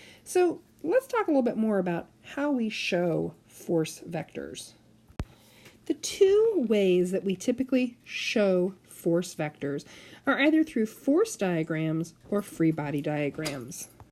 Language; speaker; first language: English; native; English